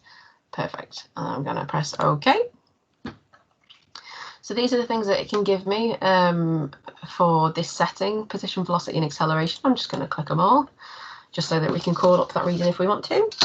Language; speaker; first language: English; native; English